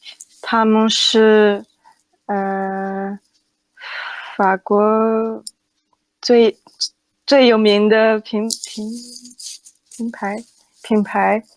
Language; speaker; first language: Chinese; non-native, learner; French